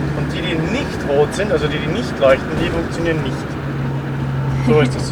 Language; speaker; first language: German; native; German